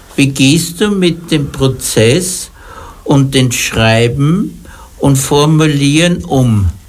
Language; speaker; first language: German; native; German